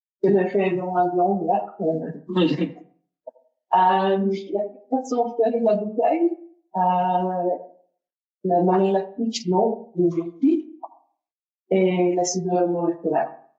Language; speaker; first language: French; non-native, fluent; English